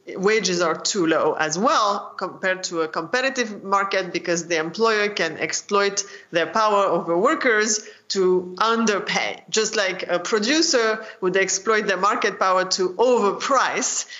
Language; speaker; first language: English; non-native, fluent; French